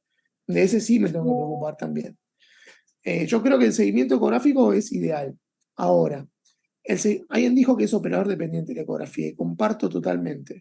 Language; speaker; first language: Spanish; native; Spanish